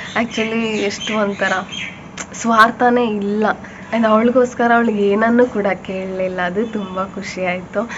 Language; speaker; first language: Kannada; non-native, local second language; Tulu